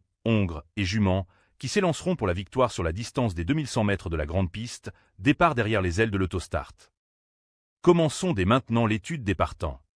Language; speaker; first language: French; native; French